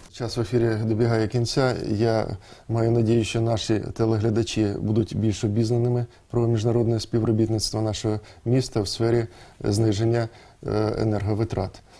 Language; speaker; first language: Ukrainian; native; Ukrainian